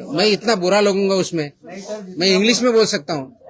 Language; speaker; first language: Hindi; non-native, local second language; Marathi